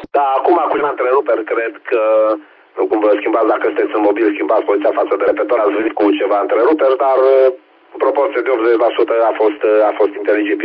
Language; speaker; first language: Romanian; native; Romanian